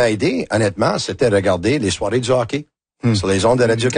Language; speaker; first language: French; non-native, local second language; Italian